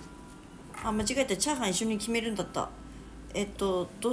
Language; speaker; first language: Japanese; native; Japanese